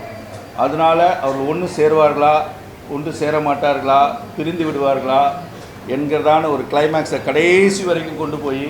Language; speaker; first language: Tamil; native; Tamil